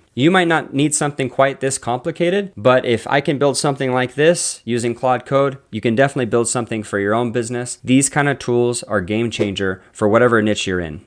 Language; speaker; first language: English; native; English